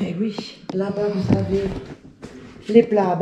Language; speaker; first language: French; native; French